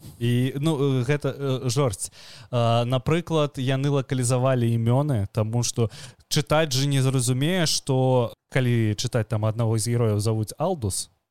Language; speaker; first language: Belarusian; non-native, local second language; Russian